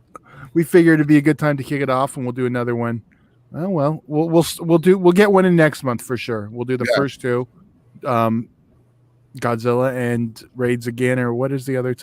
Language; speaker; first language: English; native; English